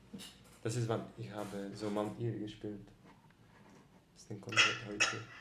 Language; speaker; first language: German; non-native, learner; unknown